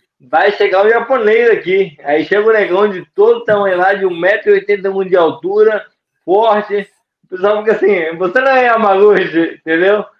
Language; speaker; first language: Portuguese; native; Portuguese